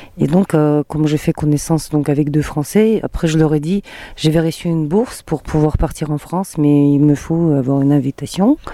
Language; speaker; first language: French; non-native, fluent; Russian